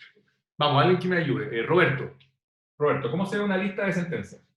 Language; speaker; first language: Spanish; native; Spanish